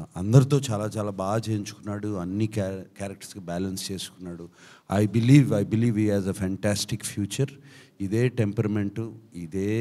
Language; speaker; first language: Telugu; native; Telugu